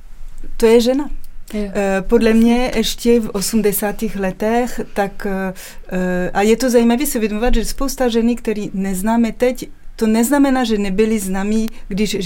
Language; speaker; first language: Czech; non-native, fluent; French